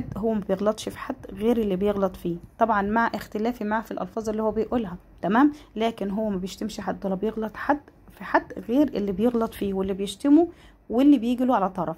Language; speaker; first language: Arabic; native; Arabic